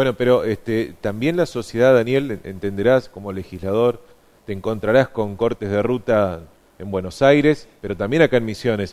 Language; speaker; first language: Spanish; native; Spanish